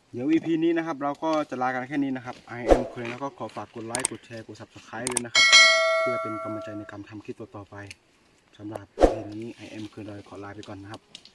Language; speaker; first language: Thai; non-native, local second language; Karen languages